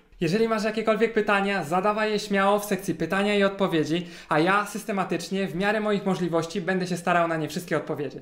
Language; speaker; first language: Polish; native; Polish